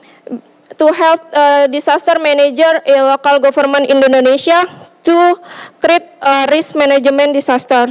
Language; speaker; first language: English; non-native, learner; Indonesian